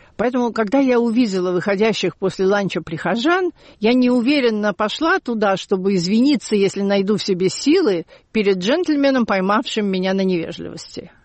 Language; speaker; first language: Russian; native; Russian